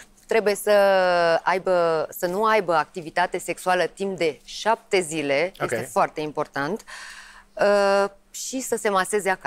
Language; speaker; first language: Romanian; native; Romanian